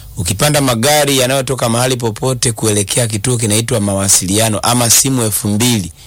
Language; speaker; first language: Swahili; native; Swahili